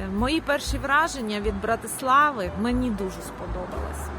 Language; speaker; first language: Ukrainian; native; Ukrainian